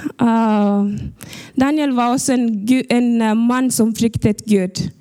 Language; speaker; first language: Norwegian; early bilingual, other home language; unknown